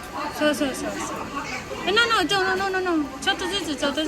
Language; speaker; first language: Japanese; non-native, fluent; Filipino